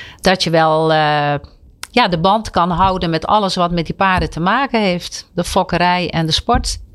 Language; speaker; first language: Dutch; native; Dutch